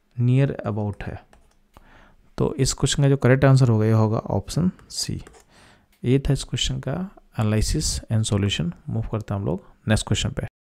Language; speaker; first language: Hindi; native; Hindi